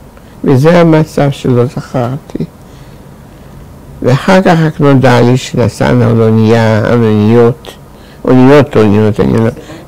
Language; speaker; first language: Hebrew; non-native, fluent; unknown